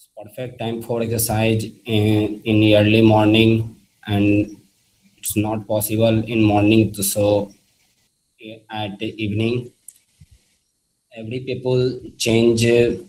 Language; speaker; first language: English; non-native, learner; Hindi